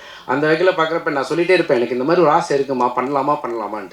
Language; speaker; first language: Tamil; native; Tamil